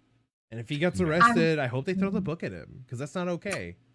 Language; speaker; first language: English; native; English